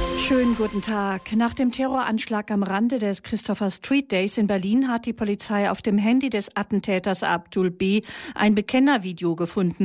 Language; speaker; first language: German; native; German